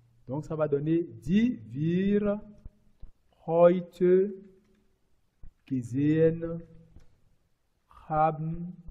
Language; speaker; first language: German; non-native, fluent; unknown